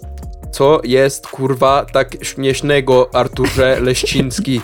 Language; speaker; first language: Polish; non-native, learner; Czech